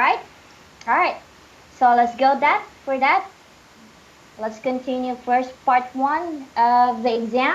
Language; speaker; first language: English; non-native, fluent; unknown